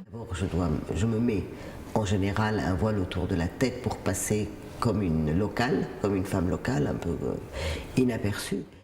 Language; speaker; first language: French; non-native, fluent; Arabic